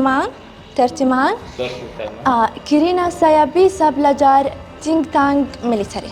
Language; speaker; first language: Indonesian; non-native, learner; Arabic